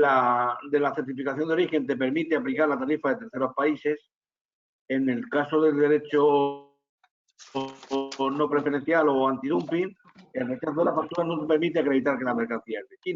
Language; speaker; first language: Spanish; native; Spanish